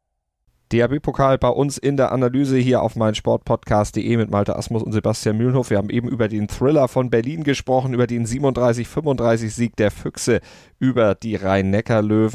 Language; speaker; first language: German; native; German